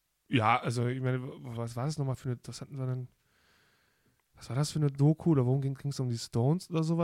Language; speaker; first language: German; native; German